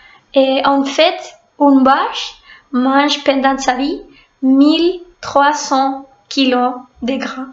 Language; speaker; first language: French; non-native, fluent; Spanish